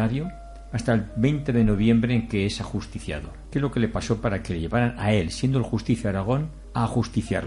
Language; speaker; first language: Spanish; native; Spanish